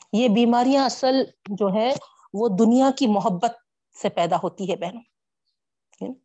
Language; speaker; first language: Urdu; native; Urdu